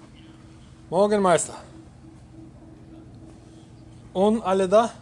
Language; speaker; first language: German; non-native, learner; Polish